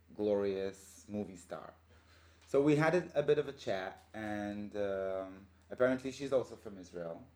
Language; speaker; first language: English; non-native, fluent; Hebrew